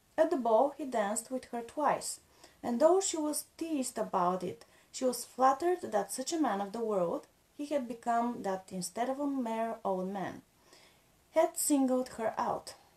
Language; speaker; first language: English; non-native, fluent; Bulgarian